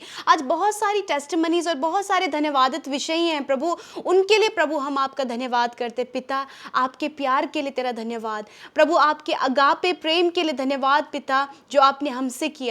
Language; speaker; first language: Hindi; native; Hindi